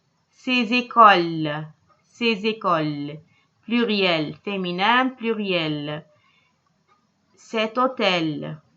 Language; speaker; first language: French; non-native, local second language; Arabic